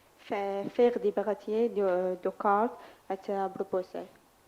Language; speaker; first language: French; non-native, learner; Arabic